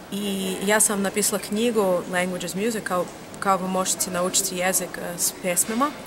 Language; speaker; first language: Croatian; non-native, learner; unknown